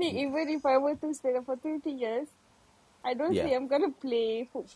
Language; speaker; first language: English; non-native, local second language; Malay